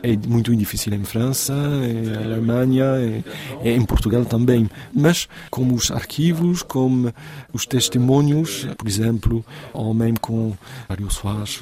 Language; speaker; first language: Portuguese; non-native, fluent; French